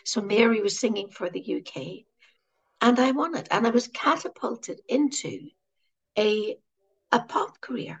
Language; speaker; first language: English; native; English